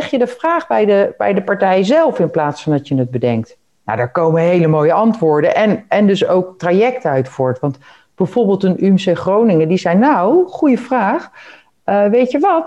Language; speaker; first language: Dutch; native; Dutch